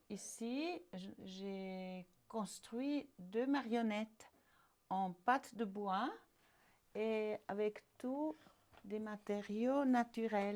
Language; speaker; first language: French; non-native, fluent; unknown